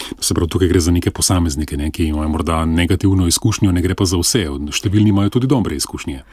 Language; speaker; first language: Slovenian; native; Slovenian